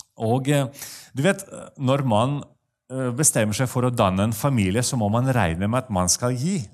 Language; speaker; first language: Norwegian; non-native, fluent; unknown